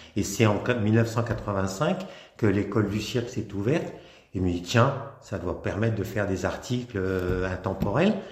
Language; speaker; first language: French; native; French